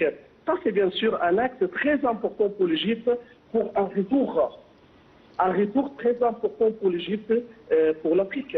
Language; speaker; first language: French; non-native, fluent; Arabic